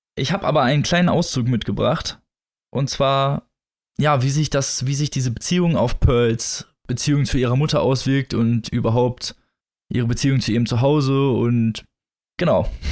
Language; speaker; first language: German; native; German